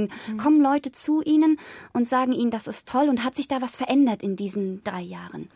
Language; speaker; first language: German; native; German